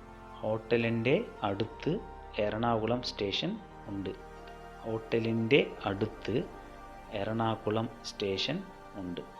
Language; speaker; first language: Malayalam; non-native, fluent; Telugu